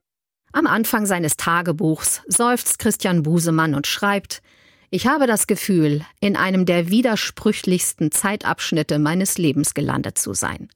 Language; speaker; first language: German; native; German